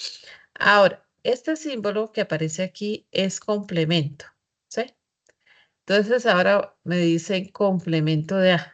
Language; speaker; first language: Spanish; native; Spanish